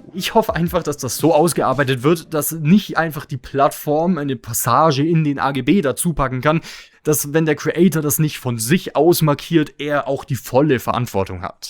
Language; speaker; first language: German; native; German